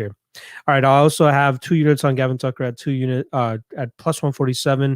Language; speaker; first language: English; native; English